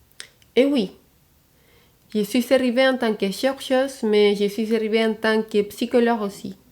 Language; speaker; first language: French; non-native, fluent; Spanish